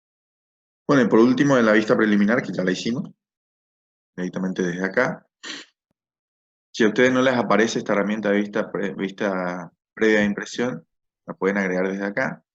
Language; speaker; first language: Spanish; native; Spanish